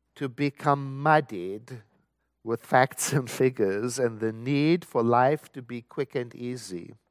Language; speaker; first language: English; native; English